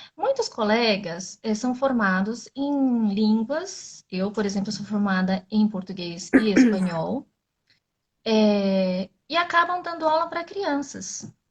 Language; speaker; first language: Portuguese; native; Portuguese